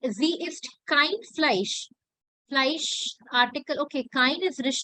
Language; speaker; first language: German; non-native, learner; Hindi